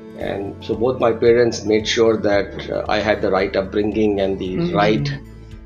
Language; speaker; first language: English; non-native, local second language; Gujarati